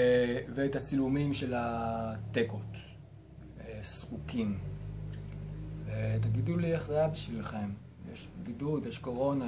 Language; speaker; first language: Hebrew; native; Hebrew